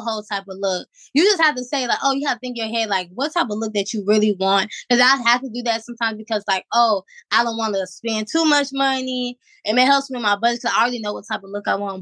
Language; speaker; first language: English; native; English